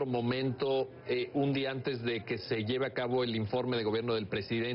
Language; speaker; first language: Spanish; native; Spanish